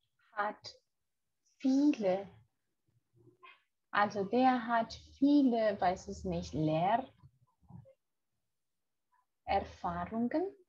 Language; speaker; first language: German; non-native, fluent; Spanish